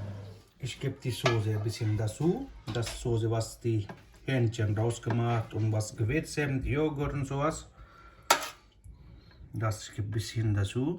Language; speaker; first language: German; non-native, learner; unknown